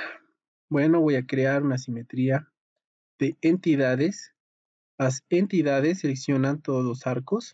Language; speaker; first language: Spanish; native; Spanish